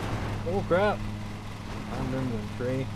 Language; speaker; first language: English; native; English